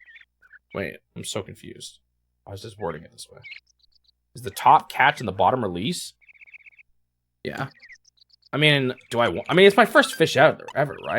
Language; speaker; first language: English; native; English